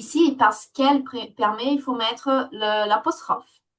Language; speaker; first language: French; non-native, fluent; Portuguese